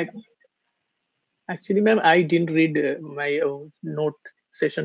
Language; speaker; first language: English; non-native, learner; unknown